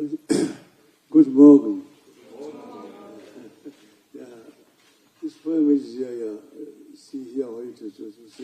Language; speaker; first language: German; non-native, fluent; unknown